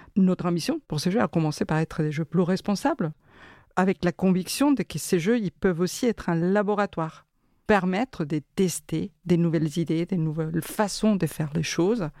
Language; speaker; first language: French; non-native, fluent; Spanish